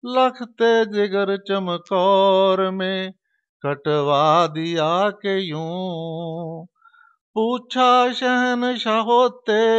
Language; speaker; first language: Hindi; non-native, local second language; Punjabi